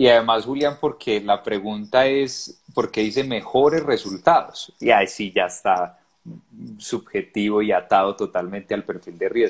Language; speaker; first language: Spanish; native; Spanish